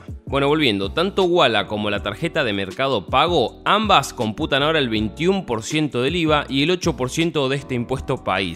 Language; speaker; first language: Spanish; native; Spanish